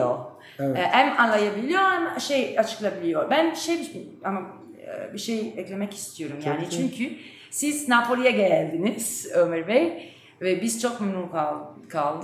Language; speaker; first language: Turkish; non-native, fluent; Italian